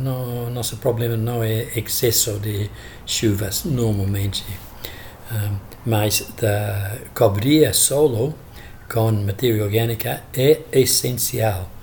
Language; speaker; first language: Portuguese; non-native, fluent; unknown